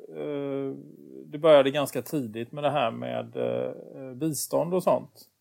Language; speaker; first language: Swedish; native; Swedish